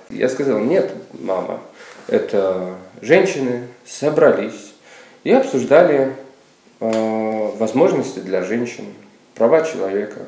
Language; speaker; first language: Russian; native; Russian